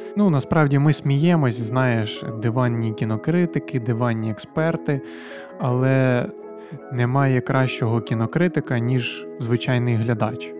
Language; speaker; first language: Ukrainian; native; Ukrainian